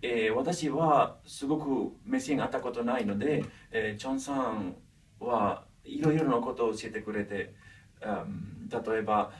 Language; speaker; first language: Japanese; non-native, fluent; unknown